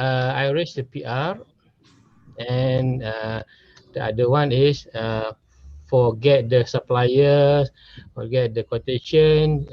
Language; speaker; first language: English; non-native, learner; Malay